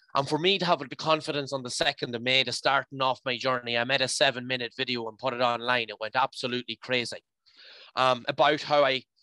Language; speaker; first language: English; native; English